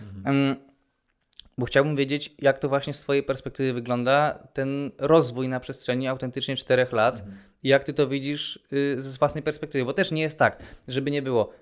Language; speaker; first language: Polish; native; Polish